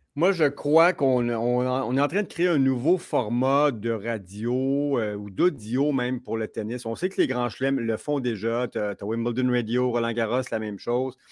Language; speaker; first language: French; native; French